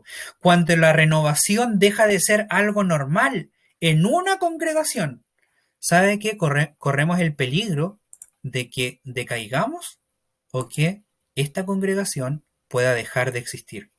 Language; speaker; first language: Spanish; native; Spanish